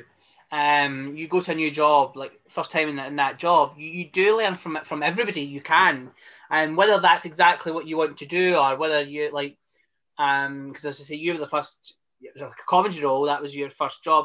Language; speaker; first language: English; native; English